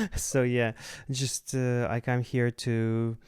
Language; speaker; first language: English; non-native, fluent; Russian